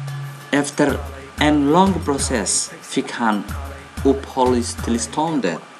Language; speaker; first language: Swedish; non-native, learner; Somali